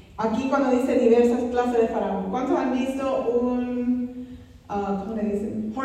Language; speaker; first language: Spanish; non-native, fluent; English